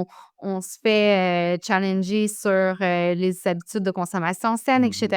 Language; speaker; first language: French; native; French